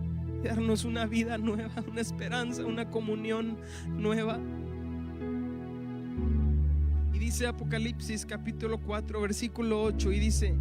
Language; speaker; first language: Spanish; native; Spanish